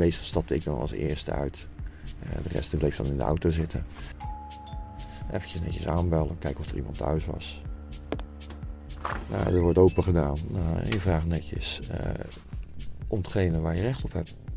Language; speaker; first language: Dutch; native; Dutch